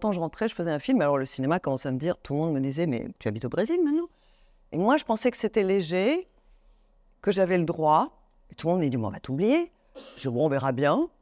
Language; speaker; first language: French; native; French